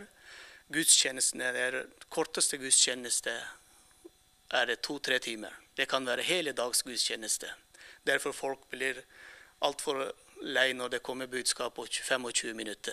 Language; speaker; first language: Norwegian; non-native, fluent; Turkmen